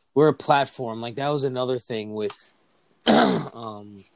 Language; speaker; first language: English; native; English